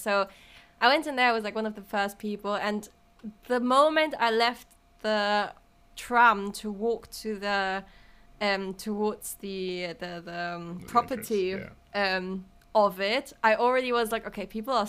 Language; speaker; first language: English; non-native, fluent; German